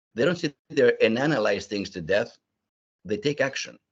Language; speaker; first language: English; early bilingual, other home language; Greek